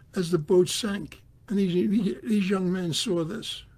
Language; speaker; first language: English; native; English